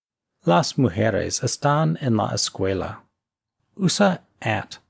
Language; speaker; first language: Spanish; non-native, fluent; English